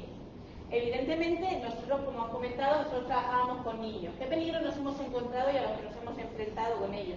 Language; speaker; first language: Spanish; native; Spanish